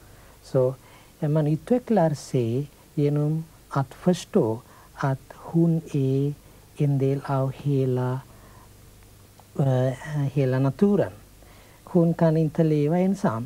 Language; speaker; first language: Swedish; non-native, fluent; Sinhala